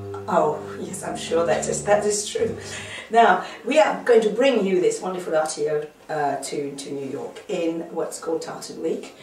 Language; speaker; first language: English; non-native, fluent; Hungarian